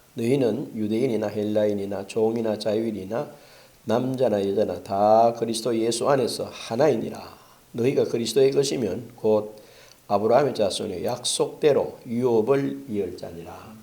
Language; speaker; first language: Korean; native; Korean